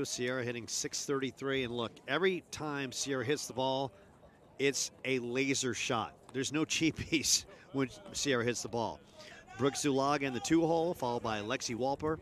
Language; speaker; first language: English; native; English